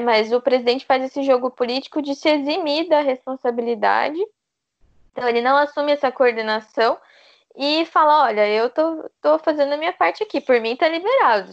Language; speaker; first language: Portuguese; native; Portuguese